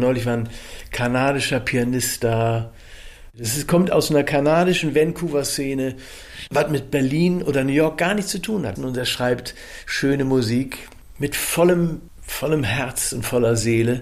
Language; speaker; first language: German; native; German